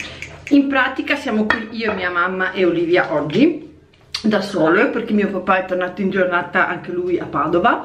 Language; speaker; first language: Italian; native; Italian